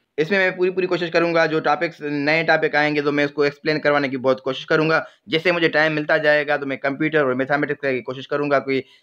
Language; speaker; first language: Urdu; non-native, local second language; Sindhi